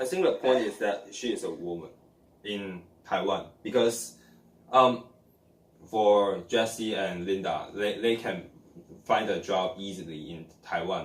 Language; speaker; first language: English; non-native, learner; Chinese